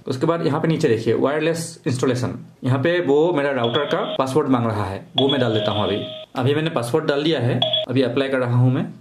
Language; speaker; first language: Hindi; non-native, local second language; Assamese